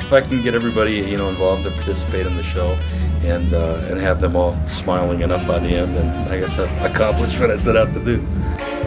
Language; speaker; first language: English; native; English